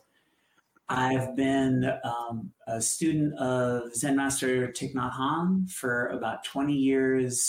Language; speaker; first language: English; native; English